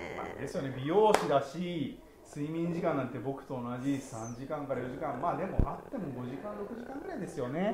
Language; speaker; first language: Japanese; native; Japanese